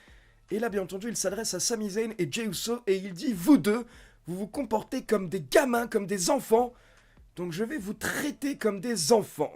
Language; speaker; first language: French; native; French